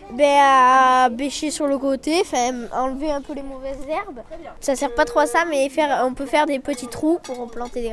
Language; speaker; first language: French; native; French